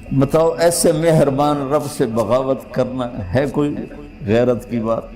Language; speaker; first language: Urdu; non-native, local second language; Punjabi